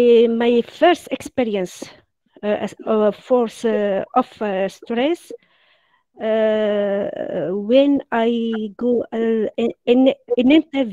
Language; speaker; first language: English; non-native, learner; Arabic